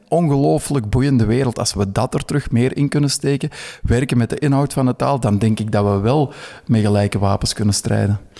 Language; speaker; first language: Dutch; native; Dutch